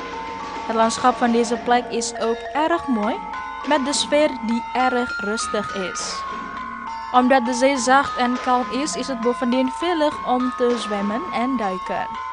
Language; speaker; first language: Dutch; non-native, fluent; Indonesian